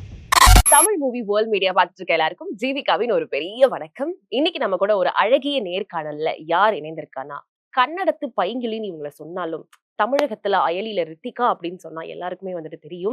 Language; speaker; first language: Tamil; native; Tamil